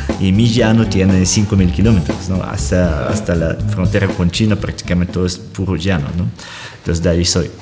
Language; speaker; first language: Spanish; non-native, fluent; Russian